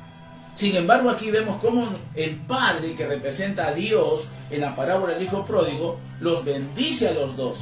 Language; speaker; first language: Spanish; native; Spanish